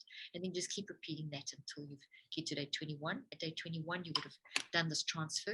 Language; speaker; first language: English; native; English